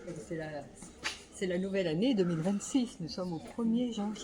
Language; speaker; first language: French; native; French